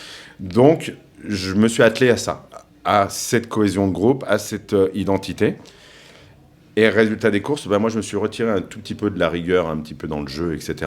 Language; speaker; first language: French; native; French